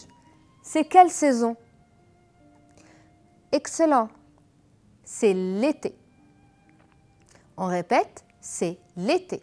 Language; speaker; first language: French; non-native, fluent; Arabic